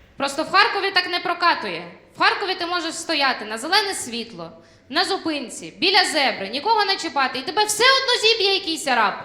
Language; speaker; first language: Ukrainian; non-native, local second language; Russian